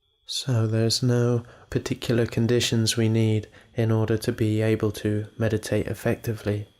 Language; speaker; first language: English; native; English